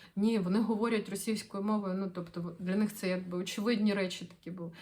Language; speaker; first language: Ukrainian; non-native, local second language; Russian